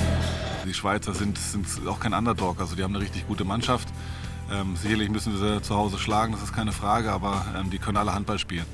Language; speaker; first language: German; native; German